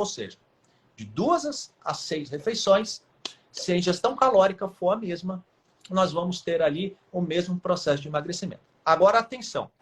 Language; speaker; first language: Portuguese; native; Portuguese